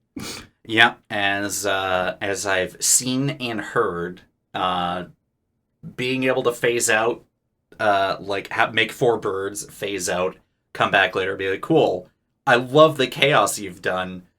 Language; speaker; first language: English; native; English